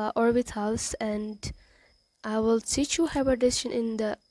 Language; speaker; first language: English; non-native, local second language; Amharic